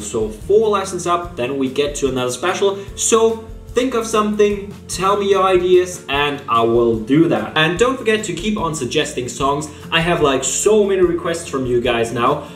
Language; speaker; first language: English; non-native, fluent; German